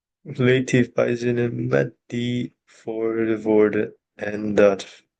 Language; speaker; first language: Dutch; non-native, learner; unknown